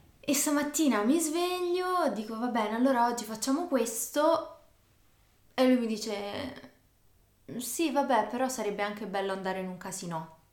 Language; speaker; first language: Italian; native; Italian